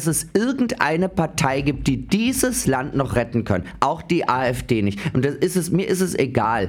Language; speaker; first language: German; native; German